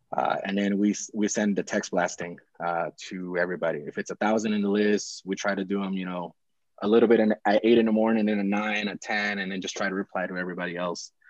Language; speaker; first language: English; early bilingual, other home language; Spanish